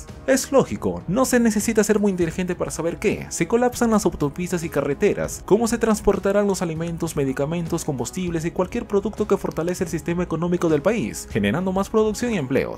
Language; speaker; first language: Spanish; native; Spanish